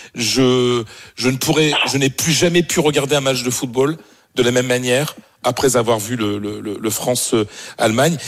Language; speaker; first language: French; native; French